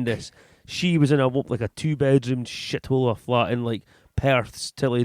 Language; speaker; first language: English; native; English